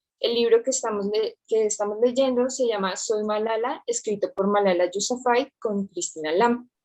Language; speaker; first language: Spanish; native; Spanish